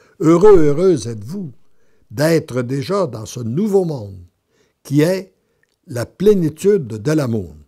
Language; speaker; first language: French; native; French